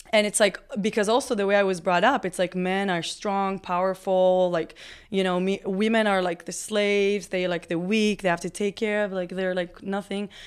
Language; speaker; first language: English; non-native, fluent; Hebrew